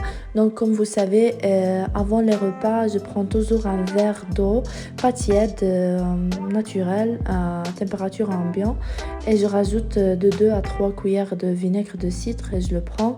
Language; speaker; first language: French; non-native, fluent; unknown